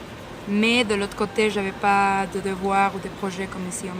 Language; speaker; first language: French; non-native, fluent; Spanish